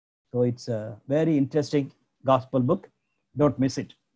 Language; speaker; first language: English; non-native, local second language; Tamil